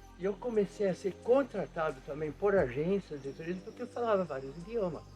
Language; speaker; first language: Portuguese; non-native, fluent; Italian